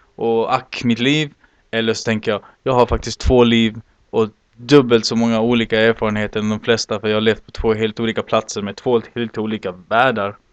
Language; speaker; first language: Swedish; early bilingual, other home language; Spanish